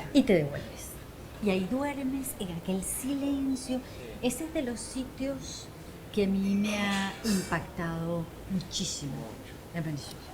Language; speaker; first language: Spanish; native; Spanish